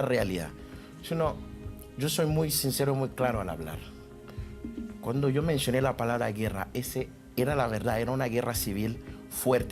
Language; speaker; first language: Spanish; non-native, fluent; Haitian Creole